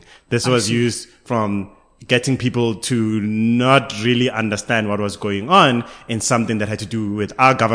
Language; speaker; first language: English; non-native, local second language; Tswana